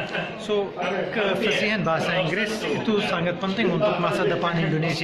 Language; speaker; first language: Indonesian; non-native, fluent; English